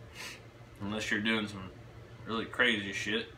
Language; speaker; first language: English; native; English